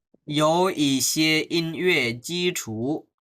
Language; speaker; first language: Chinese; non-native, fluent; Bangla